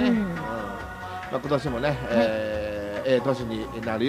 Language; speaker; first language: Japanese; native; Japanese